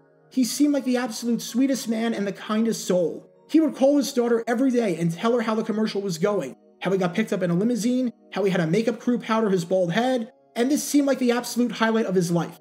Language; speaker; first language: English; native; English